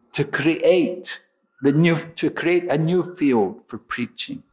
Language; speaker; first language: English; native; English